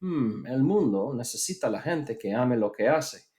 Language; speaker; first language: Spanish; non-native, fluent; English